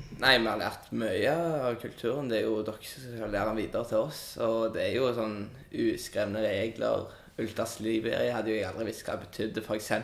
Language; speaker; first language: Norwegian; native; Norwegian